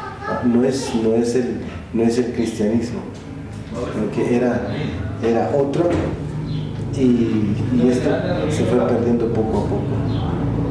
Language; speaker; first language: Spanish; non-native, local second language; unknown